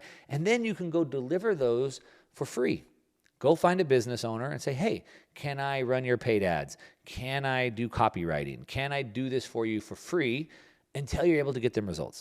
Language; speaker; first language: English; native; English